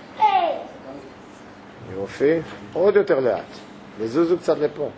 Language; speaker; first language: Hebrew; native; Hebrew